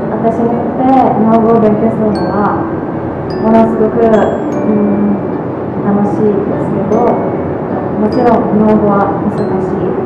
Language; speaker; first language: Japanese; non-native, learner; Indonesian